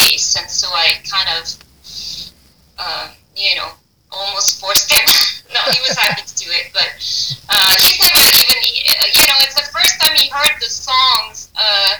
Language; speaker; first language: English; non-native, fluent; French